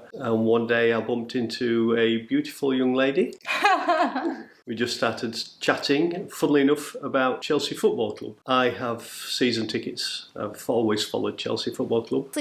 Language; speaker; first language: English; native; English